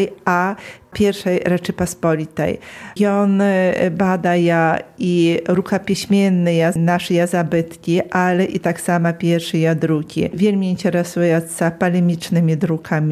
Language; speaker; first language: Polish; non-native, local second language; Belarusian